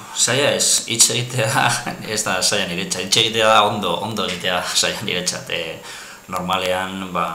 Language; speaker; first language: Basque; non-native, local second language; Spanish